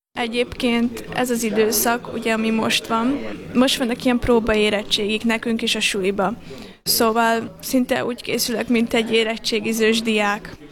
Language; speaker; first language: Hungarian; native; Hungarian